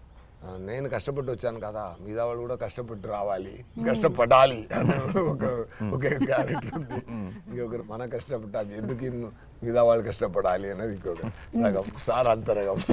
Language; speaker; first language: Telugu; non-native, learner; Tamil